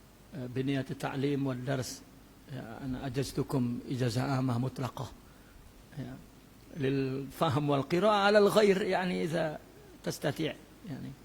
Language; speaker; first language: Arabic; non-native, fluent; Malay